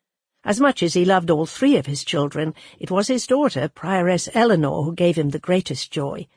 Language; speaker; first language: English; native; English